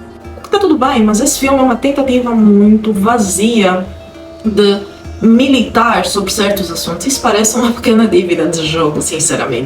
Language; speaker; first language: Portuguese; native; Portuguese